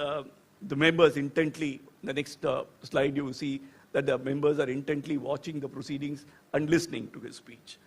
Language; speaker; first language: English; non-native, local second language; Tamil